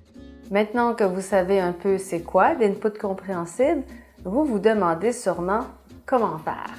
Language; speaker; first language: French; native; French